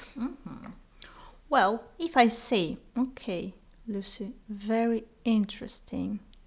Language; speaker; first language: English; non-native, fluent; Russian